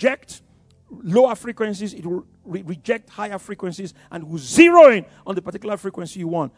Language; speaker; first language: English; non-native, local second language; Yoruba